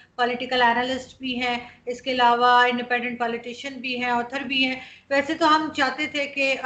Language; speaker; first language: Urdu; native; Urdu